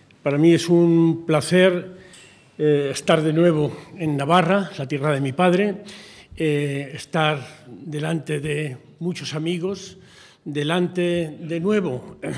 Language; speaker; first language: Spanish; native; Spanish